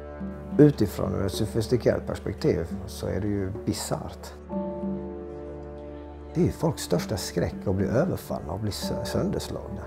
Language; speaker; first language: Swedish; native; Swedish